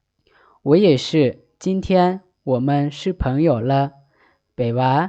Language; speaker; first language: Chinese; non-native, fluent; Lao